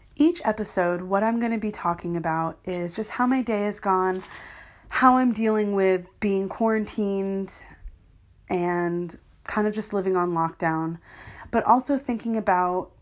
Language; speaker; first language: English; native; English